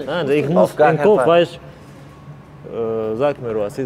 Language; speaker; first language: German; non-native, learner; Russian